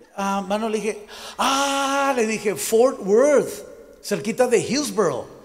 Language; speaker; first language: Spanish; native; Spanish